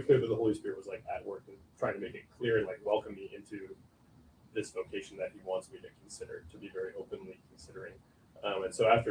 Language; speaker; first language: English; native; English